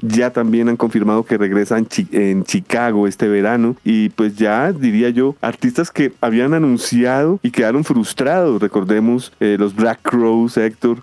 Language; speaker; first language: Spanish; native; Spanish